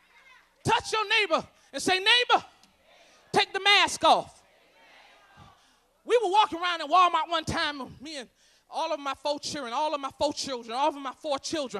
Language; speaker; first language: English; native; English